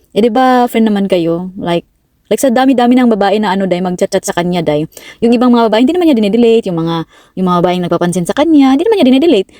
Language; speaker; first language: Filipino; non-native, local second language; Cebuano